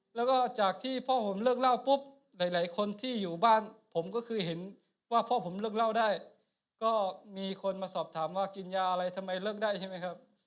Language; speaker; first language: Thai; non-native, local second language; Akha